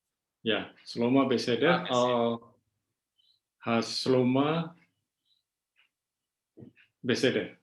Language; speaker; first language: Hebrew; non-native, learner; Indonesian